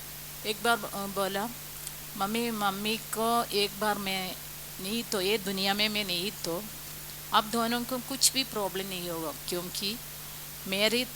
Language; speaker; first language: Hindi; non-native, local second language; Malayalam